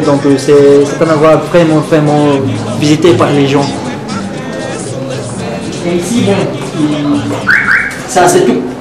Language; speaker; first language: French; non-native, fluent; Spanish